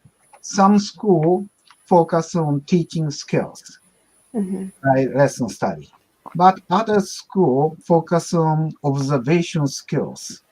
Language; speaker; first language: English; non-native, learner; Japanese